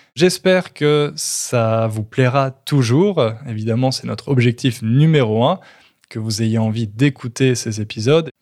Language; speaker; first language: French; native; French